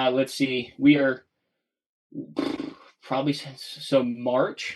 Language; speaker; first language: English; native; English